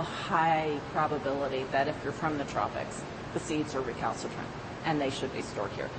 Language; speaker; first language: English; native; English